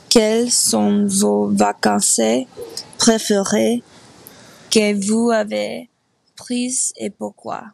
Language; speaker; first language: French; non-native, learner; English